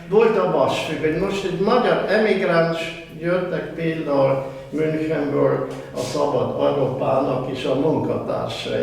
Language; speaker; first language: Hungarian; early bilingual, heritage; German